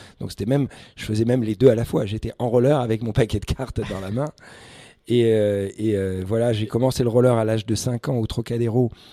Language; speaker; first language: French; early bilingual, other home language; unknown